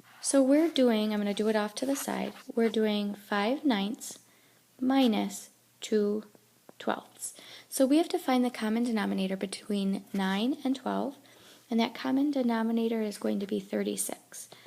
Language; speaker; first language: English; native; English